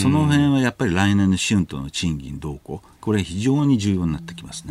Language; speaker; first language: Japanese; native; Japanese